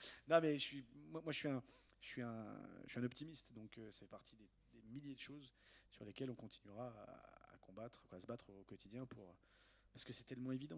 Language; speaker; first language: French; native; French